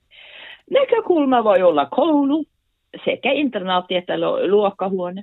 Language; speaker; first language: Finnish; non-native, fluent; Norwegian